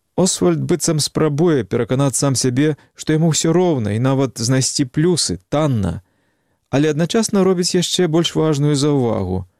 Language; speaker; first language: Belarusian; native; Belarusian